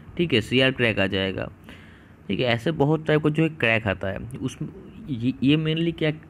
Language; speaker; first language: Hindi; non-native, local second language; Bangla